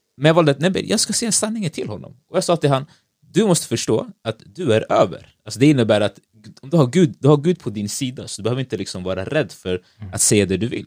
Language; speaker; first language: Swedish; early bilingual, other home language; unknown